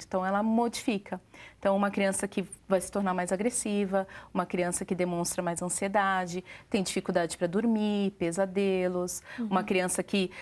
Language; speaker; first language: Portuguese; native; Portuguese